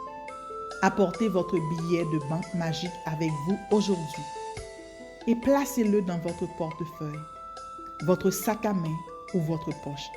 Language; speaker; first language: French; native; French